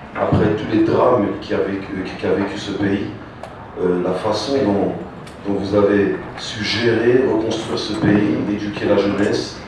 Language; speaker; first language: French; native; French